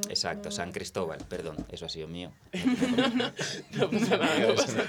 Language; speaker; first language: Spanish; native; Spanish